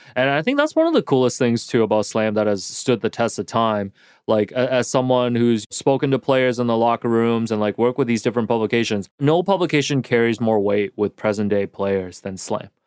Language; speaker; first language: English; native; English